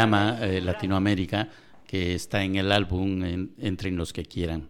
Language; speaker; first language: Spanish; native; Spanish